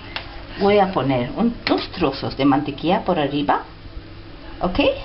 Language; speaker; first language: Spanish; non-native, fluent; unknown